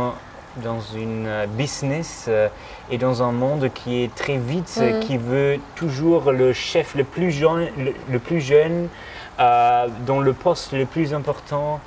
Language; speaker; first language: French; non-native, fluent; German